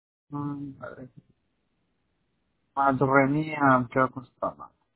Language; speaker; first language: Spanish; native; Spanish